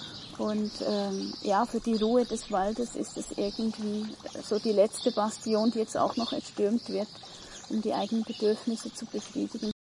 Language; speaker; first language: German; native; German